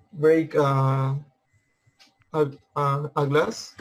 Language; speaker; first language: English; non-native, learner; Spanish